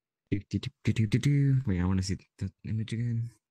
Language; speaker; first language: English; non-native, learner; Spanish